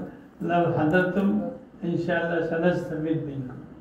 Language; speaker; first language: Arabic; non-native, fluent; Urdu